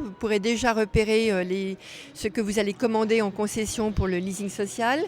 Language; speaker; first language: French; native; French